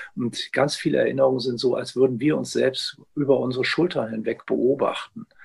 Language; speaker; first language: German; early bilingual, heritage; Greek